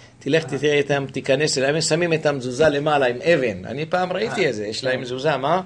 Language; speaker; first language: Hebrew; native; Hebrew